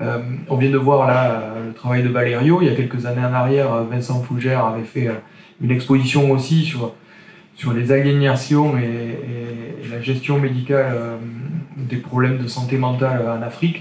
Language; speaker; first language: French; native; French